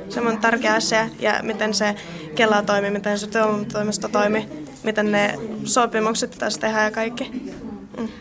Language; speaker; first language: Finnish; non-native, learner; Russian